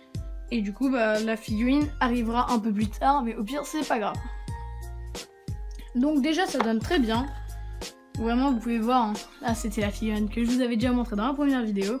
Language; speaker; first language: French; native; French